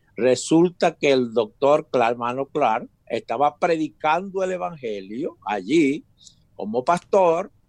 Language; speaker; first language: Spanish; native; Spanish